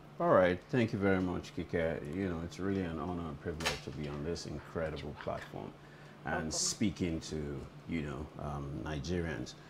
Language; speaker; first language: English; non-native, local second language; Yoruba